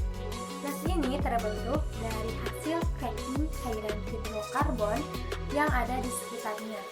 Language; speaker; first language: Indonesian; native; Indonesian